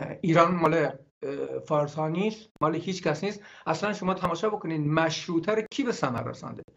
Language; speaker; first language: Persian; non-native, local second language; Gurani